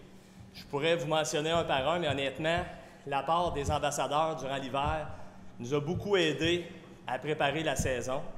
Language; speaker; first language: French; native; French